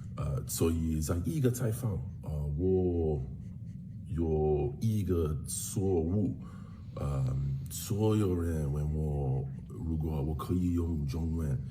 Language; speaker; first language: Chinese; non-native, learner; English